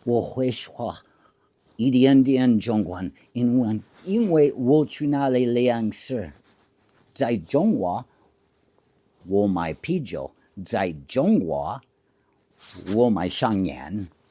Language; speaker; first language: Chinese; non-native, learner; English